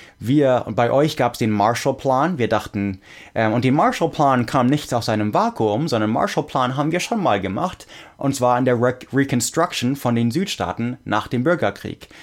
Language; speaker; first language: German; non-native, fluent; English